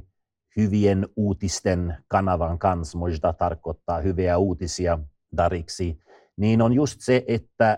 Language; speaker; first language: Finnish; non-native, fluent; Swedish